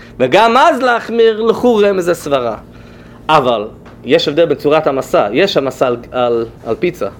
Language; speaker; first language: Hebrew; non-native, fluent; English